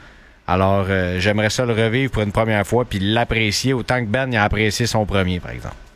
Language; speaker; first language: French; native; French